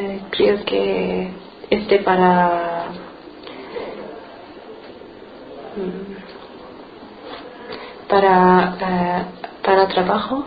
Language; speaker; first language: Spanish; non-native, learner; Arabic